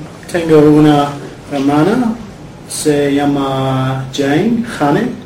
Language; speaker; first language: Spanish; non-native, learner; English